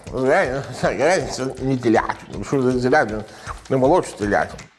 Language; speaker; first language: Ukrainian; non-native, learner; Italian